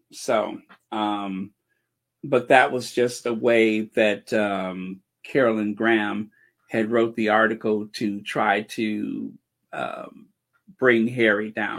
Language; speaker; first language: English; native; English